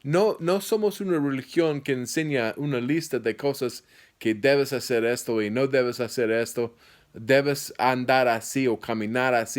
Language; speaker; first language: Spanish; non-native, fluent; English